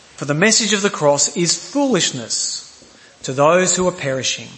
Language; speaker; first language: English; native; English